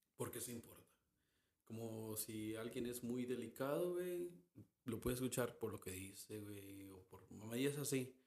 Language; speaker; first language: Spanish; early bilingual, heritage; Spanish